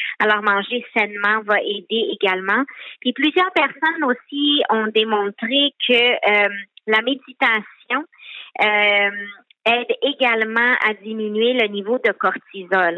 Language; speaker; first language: French; native; French